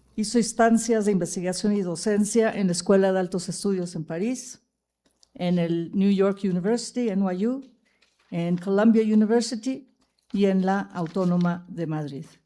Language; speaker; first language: Spanish; native; Spanish